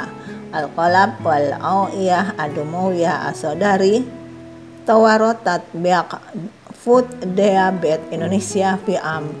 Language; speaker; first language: Arabic; non-native, fluent; Indonesian